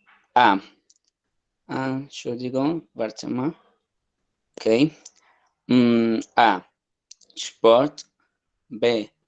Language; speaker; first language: German; non-native, learner; Spanish